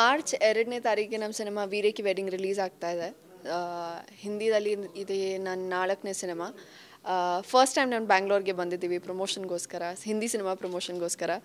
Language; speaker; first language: Kannada; non-native, local second language; Hindi